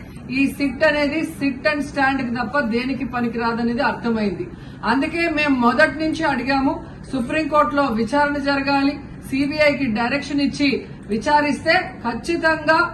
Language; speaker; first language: Telugu; native; Telugu